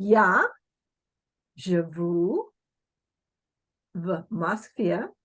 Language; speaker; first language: Russian; non-native, fluent; English